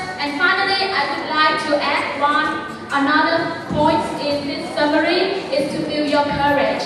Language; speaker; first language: English; non-native, learner; Vietnamese